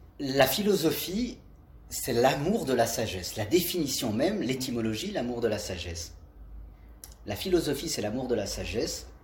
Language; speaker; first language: French; native; French